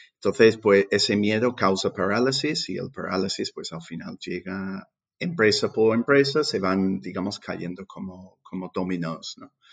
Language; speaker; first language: Spanish; non-native, fluent; English